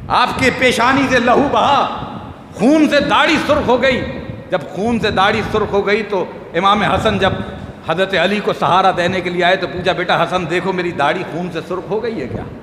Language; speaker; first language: Urdu; native; Urdu